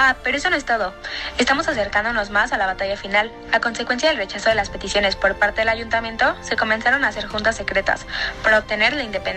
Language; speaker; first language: Spanish; native; Spanish